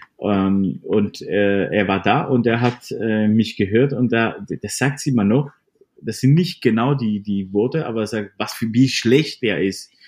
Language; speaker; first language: German; non-native, fluent; Spanish